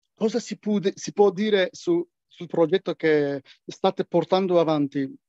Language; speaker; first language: Italian; non-native, fluent; Persian